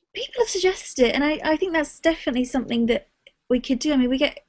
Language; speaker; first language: English; native; English